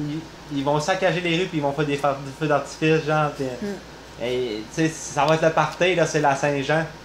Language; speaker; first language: French; native; French